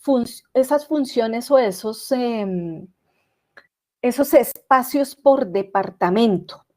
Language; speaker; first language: Spanish; native; Spanish